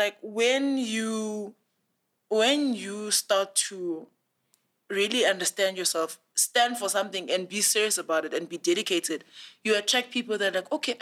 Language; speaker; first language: English; non-native, local second language; Zulu